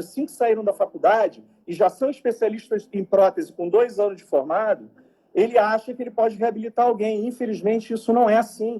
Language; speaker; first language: Portuguese; native; Portuguese